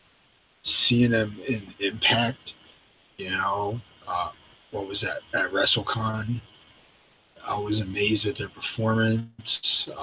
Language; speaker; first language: English; native; English